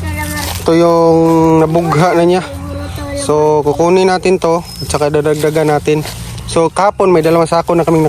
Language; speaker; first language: Filipino; non-native, local second language; Cebuano